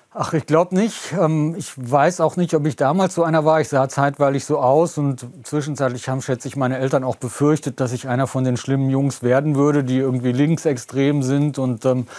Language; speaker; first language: German; native; German